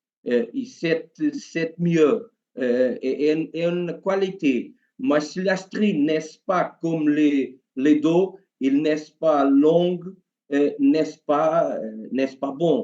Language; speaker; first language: French; non-native, learner; Portuguese